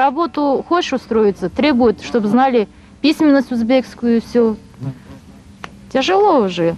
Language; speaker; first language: Russian; native; Russian